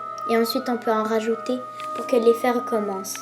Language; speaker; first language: French; native; French